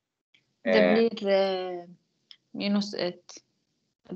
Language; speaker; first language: Swedish; non-native, learner; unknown